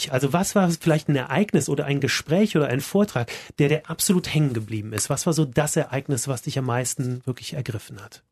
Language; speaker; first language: German; native; German